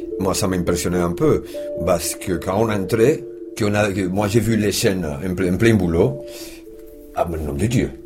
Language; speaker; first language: French; non-native, fluent; Spanish